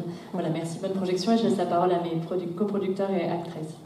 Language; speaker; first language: French; native; French